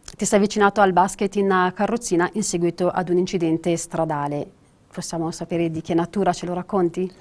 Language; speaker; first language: Italian; native; Italian